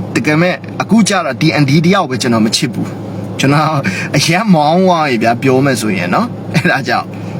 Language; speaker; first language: Burmese; non-native, local second language; Mon